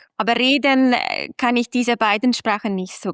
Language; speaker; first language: German; non-native, fluent; Hungarian